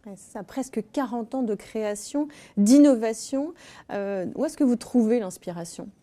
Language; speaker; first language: French; native; French